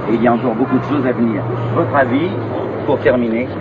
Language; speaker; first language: French; native; French